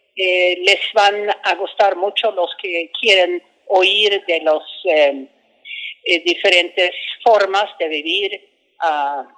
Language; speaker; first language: Spanish; non-native, fluent; Swedish